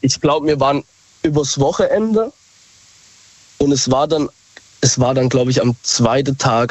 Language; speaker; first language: German; native; German